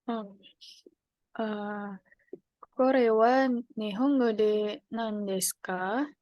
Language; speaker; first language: Japanese; non-native, learner; Indonesian